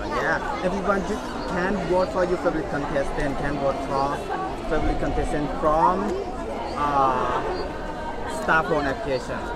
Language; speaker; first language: English; non-native, learner; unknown